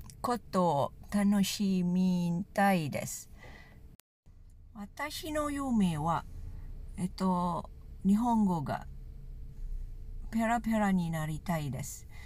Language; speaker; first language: Japanese; non-native, learner; Malay